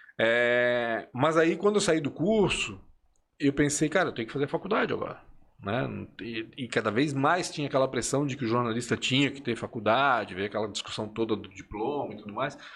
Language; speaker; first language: Portuguese; early bilingual, other home language; Spanish